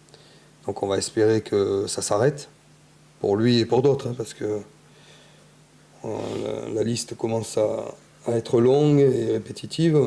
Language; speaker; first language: French; native; French